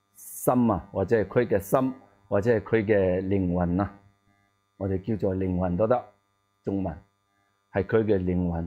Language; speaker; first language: Cantonese; non-native, learner; Tibetan